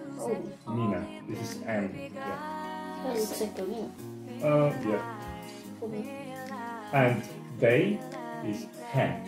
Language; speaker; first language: English; non-native, fluent; Russian